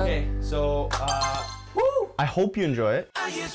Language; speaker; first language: English; non-native, learner; Korean